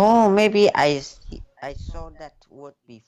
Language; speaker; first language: English; non-native, learner; Chinese